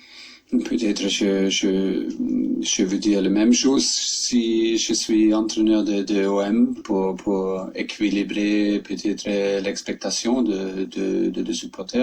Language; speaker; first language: French; non-native, learner; German